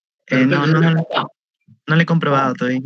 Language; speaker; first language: Spanish; native; Spanish